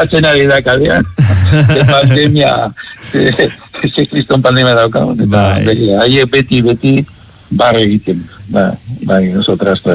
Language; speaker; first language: Basque; non-native, local second language; Spanish